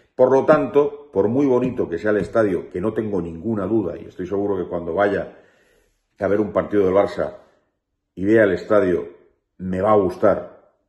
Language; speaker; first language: Spanish; native; Spanish